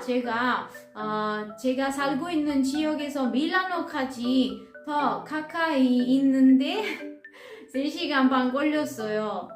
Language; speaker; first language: Korean; non-native, fluent; Italian